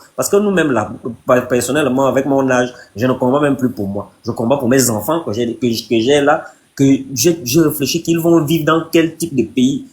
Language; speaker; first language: French; non-native, local second language; Fang